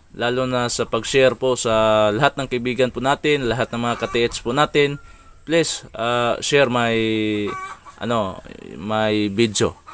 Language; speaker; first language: Filipino; non-native, local second language; Cebuano